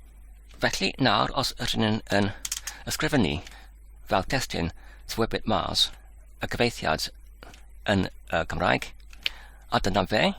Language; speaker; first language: Welsh; non-native, learner; English